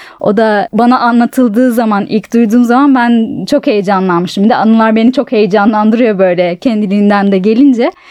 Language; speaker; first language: Turkish; native; Turkish